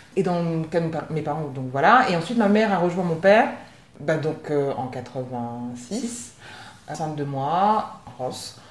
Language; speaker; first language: French; native; French